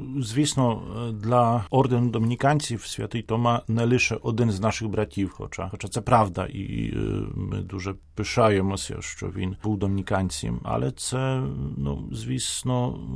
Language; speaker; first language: Ukrainian; non-native, fluent; Polish